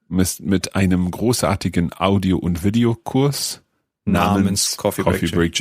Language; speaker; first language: German; non-native, learner; English